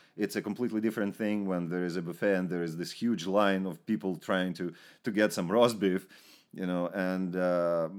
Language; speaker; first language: English; non-native, fluent; Russian